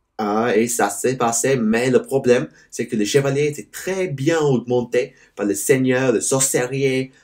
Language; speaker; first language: French; non-native, learner; English